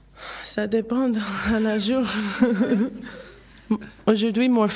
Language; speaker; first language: French; non-native, learner; English